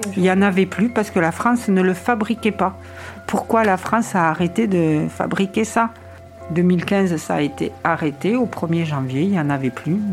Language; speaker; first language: French; native; French